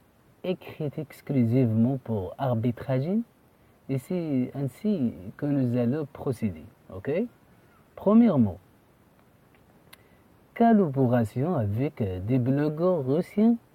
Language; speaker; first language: French; non-native, fluent; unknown